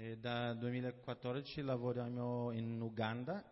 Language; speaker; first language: Italian; non-native, fluent; Portuguese